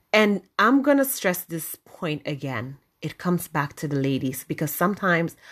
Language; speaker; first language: English; non-native, local second language; Wolof